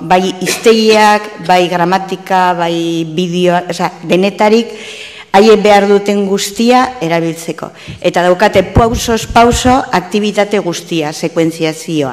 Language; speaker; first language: Basque; native; Basque